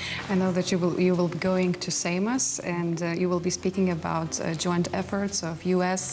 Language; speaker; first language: English; non-native, fluent; Lithuanian